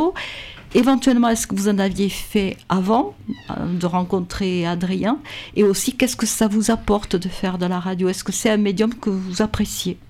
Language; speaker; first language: French; native; French